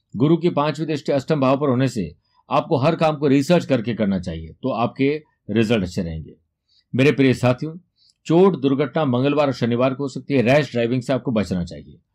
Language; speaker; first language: Hindi; native; Hindi